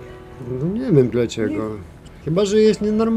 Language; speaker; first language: Polish; non-native, fluent; Ukrainian